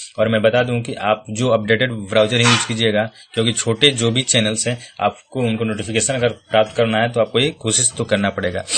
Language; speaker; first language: Hindi; native; Hindi